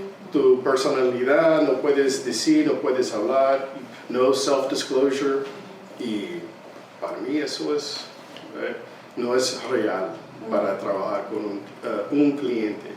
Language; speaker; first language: Spanish; early bilingual, heritage; English